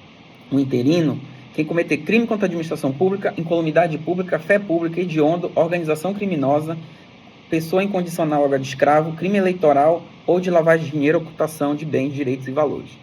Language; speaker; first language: Portuguese; native; Portuguese